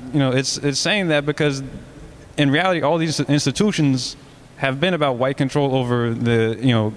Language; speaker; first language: English; native; English